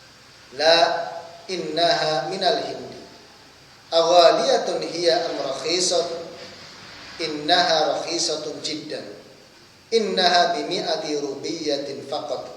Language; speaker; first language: Arabic; non-native, fluent; Indonesian